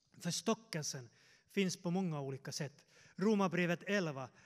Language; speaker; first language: Swedish; non-native, fluent; Finnish